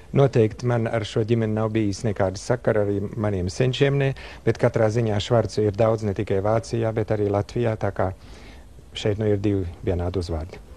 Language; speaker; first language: Latvian; native; Latvian